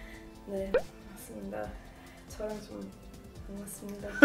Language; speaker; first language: Korean; non-native, fluent; Swedish